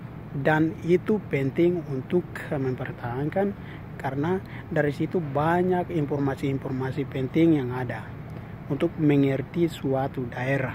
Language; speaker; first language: Indonesian; non-native, local second language; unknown